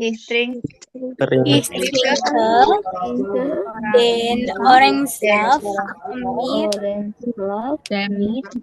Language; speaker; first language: German; non-native, learner; Indonesian